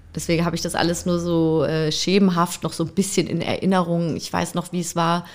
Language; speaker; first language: German; native; German